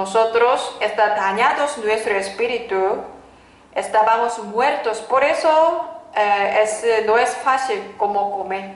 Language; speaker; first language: Spanish; non-native, fluent; Korean